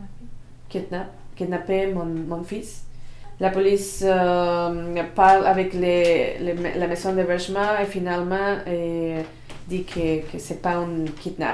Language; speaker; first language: French; non-native, learner; Spanish